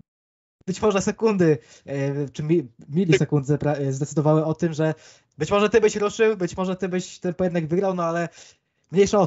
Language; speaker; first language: Polish; native; Polish